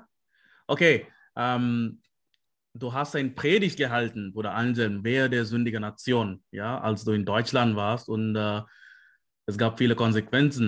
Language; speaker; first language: German; non-native, fluent; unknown